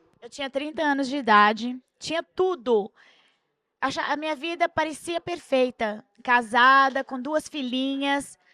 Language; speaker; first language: Portuguese; early bilingual, heritage; Portuguese